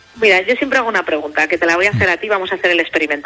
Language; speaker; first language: Spanish; native; Spanish